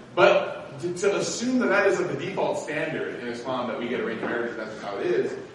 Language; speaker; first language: English; native; English